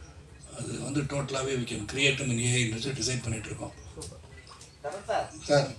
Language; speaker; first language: Tamil; native; Tamil